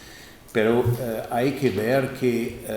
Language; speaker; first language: Spanish; non-native, fluent; German